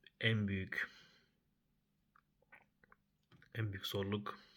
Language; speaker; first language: Turkish; early bilingual, heritage; Turkish